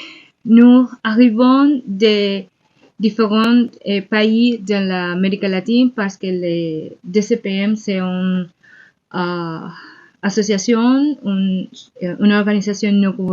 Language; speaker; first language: French; non-native, learner; Spanish